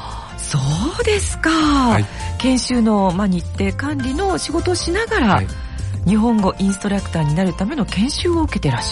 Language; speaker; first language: Japanese; native; Japanese